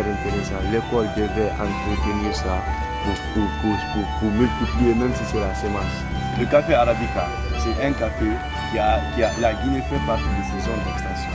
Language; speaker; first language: French; non-native, local second language; Fula